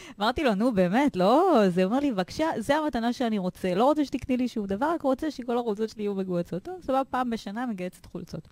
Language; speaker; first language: Hebrew; native; Hebrew